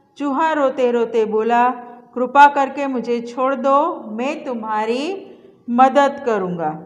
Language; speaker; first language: Hindi; non-native, local second language; Gujarati